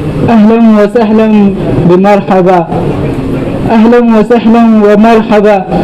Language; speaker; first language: Arabic; non-native, learner; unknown